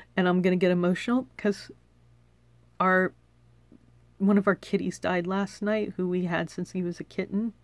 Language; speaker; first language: English; native; English